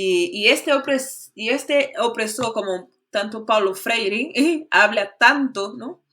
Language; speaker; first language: Spanish; non-native, fluent; Portuguese